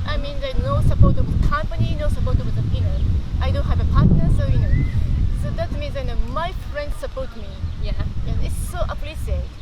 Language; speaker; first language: English; non-native, fluent; Japanese